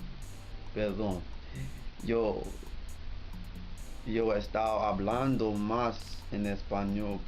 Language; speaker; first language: Spanish; non-native, learner; English